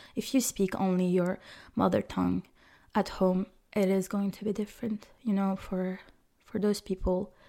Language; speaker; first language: English; non-native, fluent; French